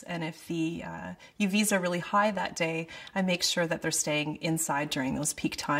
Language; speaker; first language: English; native; English